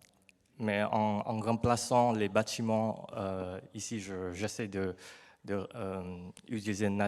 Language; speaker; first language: French; non-native, learner; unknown